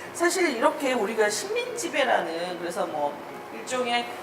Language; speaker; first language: Korean; native; Korean